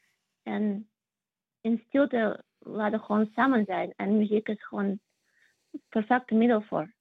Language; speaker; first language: Dutch; non-native, fluent; Russian